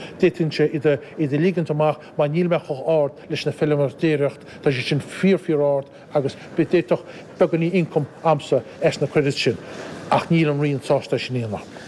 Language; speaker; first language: Irish; native; Irish